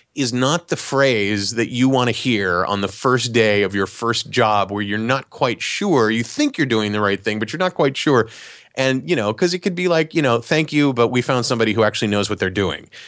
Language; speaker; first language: English; native; English